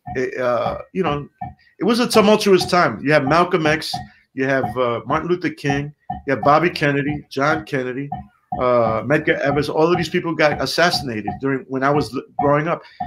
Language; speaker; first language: English; early bilingual, other home language; Spanish